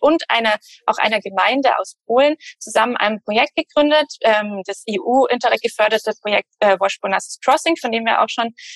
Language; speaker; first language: German; native; German